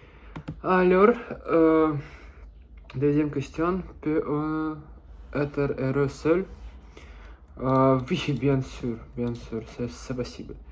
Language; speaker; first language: French; non-native, learner; Russian